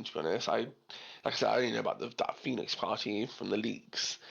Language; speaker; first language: English; native; English